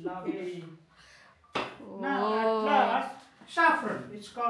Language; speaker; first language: English; non-native, learner; Nepali